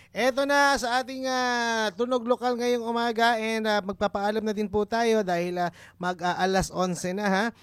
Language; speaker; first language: Filipino; native; Filipino